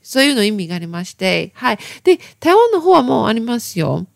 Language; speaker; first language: Japanese; non-native, learner; Chinese